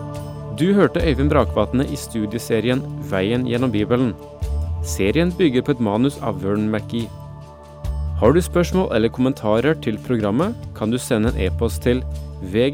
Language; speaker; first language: Norwegian; native; Norwegian